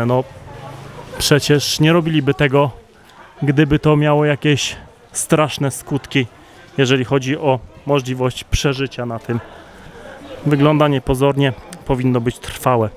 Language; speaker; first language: Polish; native; Polish